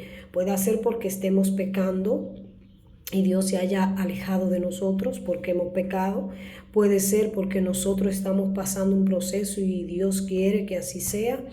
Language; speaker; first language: Spanish; native; Spanish